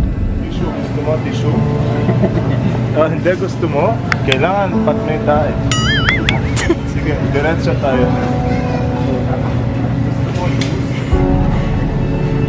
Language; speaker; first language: Filipino; non-native, learner; Arabic